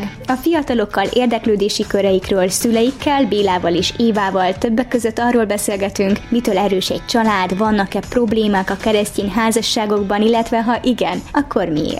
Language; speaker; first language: Hungarian; native; Hungarian